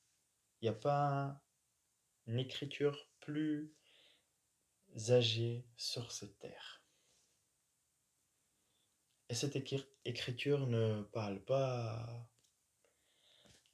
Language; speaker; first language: French; non-native, fluent; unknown